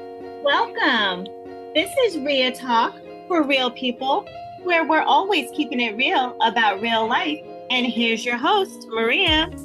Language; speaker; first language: English; native; English